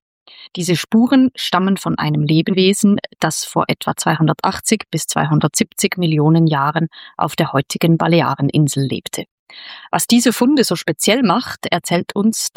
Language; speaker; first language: German; native; German